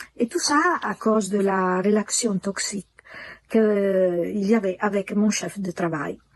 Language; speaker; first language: French; non-native, fluent; Italian